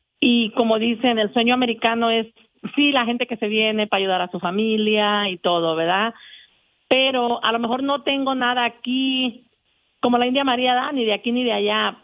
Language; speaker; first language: Spanish; native; Spanish